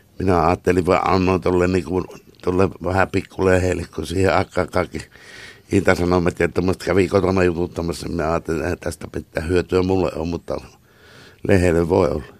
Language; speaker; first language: Finnish; native; Finnish